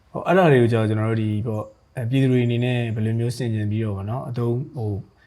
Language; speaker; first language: Burmese; native; Burmese